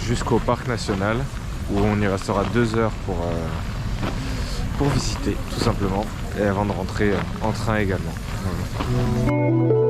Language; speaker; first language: French; native; French